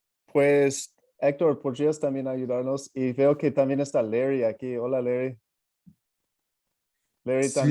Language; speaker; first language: Spanish; non-native, fluent; English